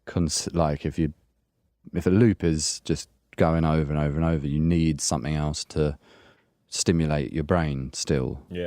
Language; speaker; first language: English; native; English